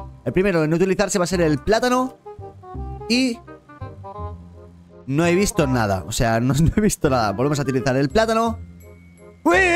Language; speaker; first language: Spanish; native; Spanish